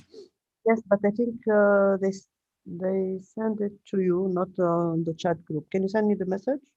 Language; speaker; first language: English; non-native, fluent; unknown